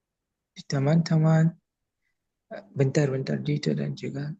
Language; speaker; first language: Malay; non-native, learner; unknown